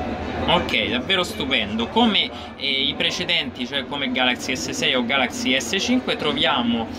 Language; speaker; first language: Italian; native; Italian